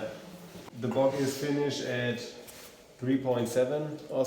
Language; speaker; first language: English; non-native, learner; German